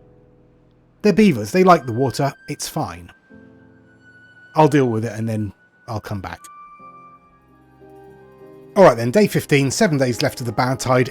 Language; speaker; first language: English; native; English